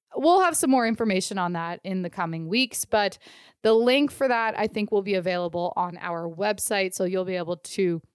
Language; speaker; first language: English; native; English